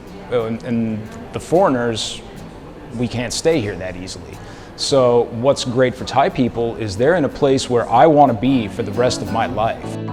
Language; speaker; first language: English; native; English